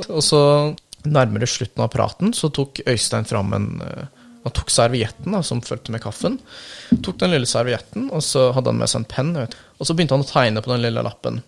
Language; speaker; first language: Norwegian; early bilingual, other home language; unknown